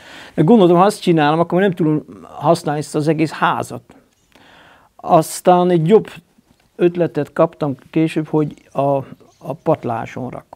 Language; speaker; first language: Hungarian; non-native, fluent; Dutch